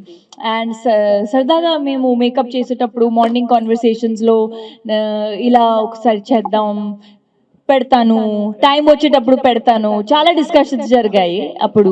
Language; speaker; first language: Telugu; non-native, learner; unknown